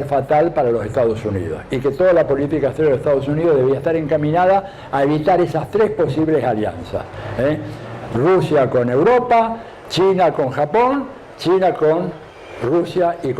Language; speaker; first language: Spanish; native; Spanish